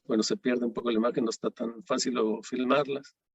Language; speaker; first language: Spanish; native; Spanish